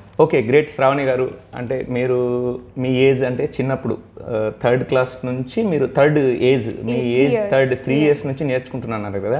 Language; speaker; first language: Telugu; native; Telugu